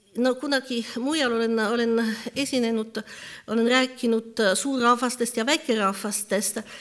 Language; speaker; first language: Estonian; non-native, fluent; French